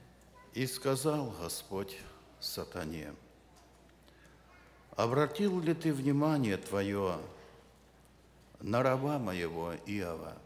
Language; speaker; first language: Russian; non-native, local second language; Ukrainian